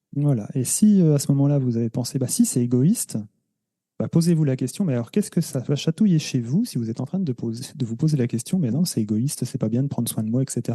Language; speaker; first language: French; native; French